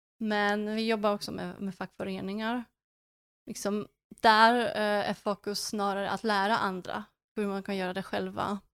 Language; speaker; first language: Swedish; non-native, fluent; Polish